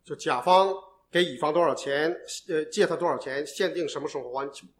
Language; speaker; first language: Chinese; native; Chinese